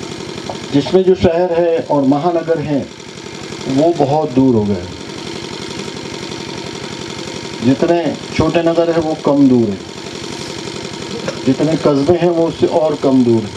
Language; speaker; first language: Hindi; native; Hindi